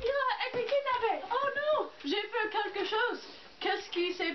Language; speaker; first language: French; non-native, learner; English